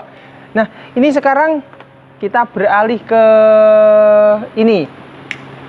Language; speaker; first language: Indonesian; native; Indonesian